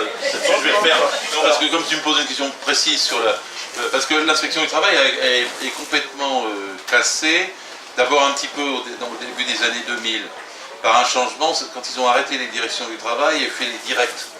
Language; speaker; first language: French; native; French